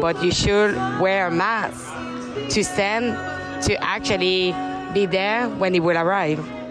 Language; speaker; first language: English; non-native, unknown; French